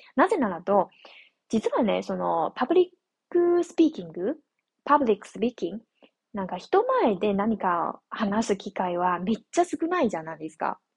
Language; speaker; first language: Japanese; non-native, fluent; Chinese